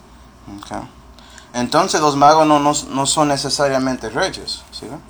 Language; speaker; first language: Spanish; non-native, fluent; English